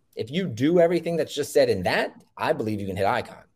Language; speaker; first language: English; native; English